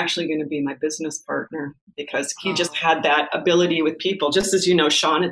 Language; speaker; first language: English; native; English